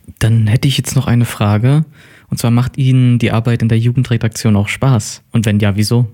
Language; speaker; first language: German; native; German